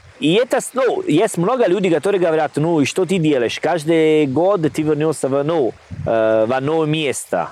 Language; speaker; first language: Russian; non-native, learner; Italian